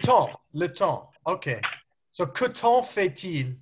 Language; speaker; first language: French; non-native, learner; English